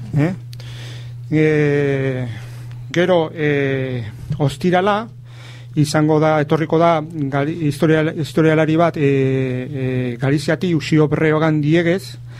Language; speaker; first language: Basque; early bilingual, other home language; Galician